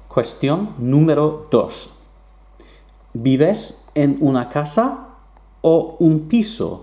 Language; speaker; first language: Spanish; non-native, fluent; English